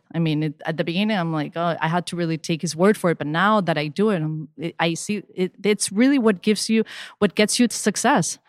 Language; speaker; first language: English; early bilingual, other home language; Spanish